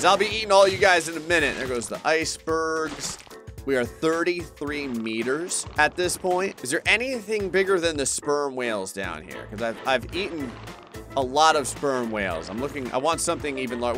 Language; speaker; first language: English; native; English